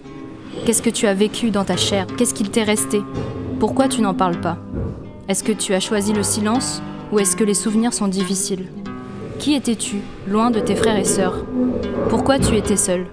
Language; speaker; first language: French; native; French